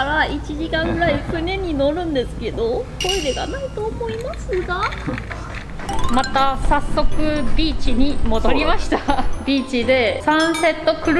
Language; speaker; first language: Japanese; non-native, fluent; German